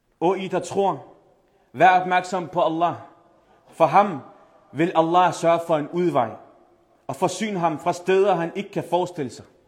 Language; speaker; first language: Danish; early bilingual, other home language; Arabic